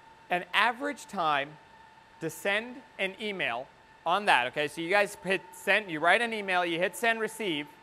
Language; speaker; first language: English; native; English